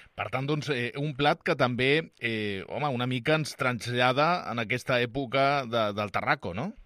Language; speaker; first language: Catalan; native; Catalan